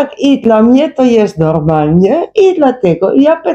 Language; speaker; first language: Polish; non-native, learner; Dutch